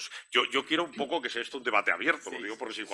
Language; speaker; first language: Spanish; native; Spanish